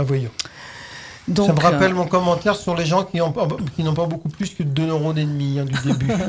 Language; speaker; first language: French; native; French